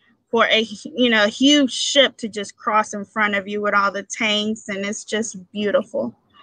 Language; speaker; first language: English; early bilingual, other home language; Spanish